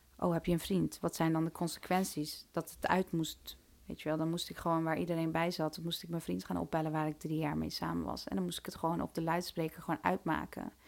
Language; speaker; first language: Dutch; early bilingual, other home language; Turkish